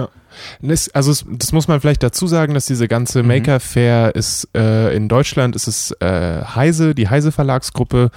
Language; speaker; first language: German; native; German